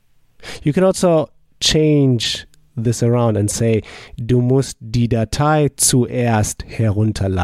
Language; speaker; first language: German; non-native, fluent; English